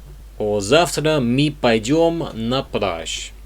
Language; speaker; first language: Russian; non-native, learner; English